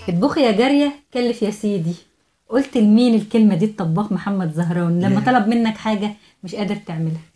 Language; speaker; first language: Arabic; native; Arabic